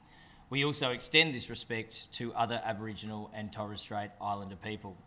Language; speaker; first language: English; native; English